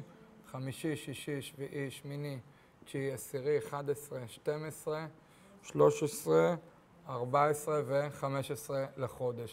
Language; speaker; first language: Hebrew; native; Hebrew